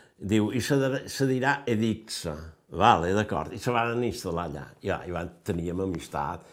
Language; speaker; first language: Catalan; native; Catalan